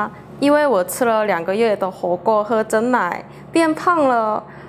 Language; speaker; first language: Chinese; non-native, fluent; Korean